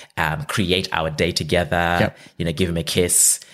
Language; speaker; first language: English; non-native, local second language; Shona